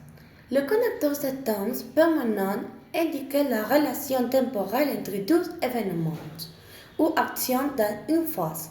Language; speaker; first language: French; non-native, learner; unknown